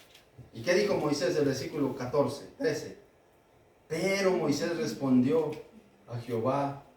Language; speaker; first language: Spanish; native; Spanish